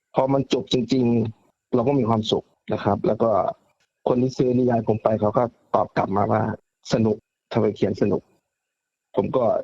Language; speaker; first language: Thai; native; Thai